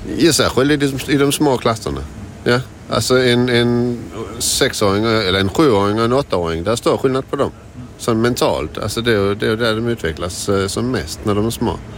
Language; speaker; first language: Swedish; non-native, fluent; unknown